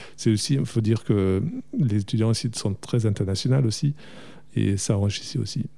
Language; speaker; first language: French; non-native, fluent; German